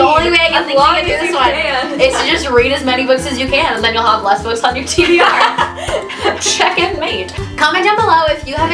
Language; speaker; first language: English; native; English